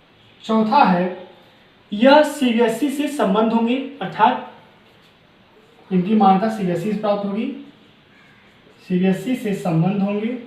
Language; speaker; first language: Hindi; native; Hindi